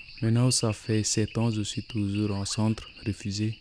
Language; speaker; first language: French; non-native, learner; Nepali